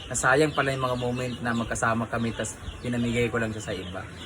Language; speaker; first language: Filipino; non-native, local second language; Cebuano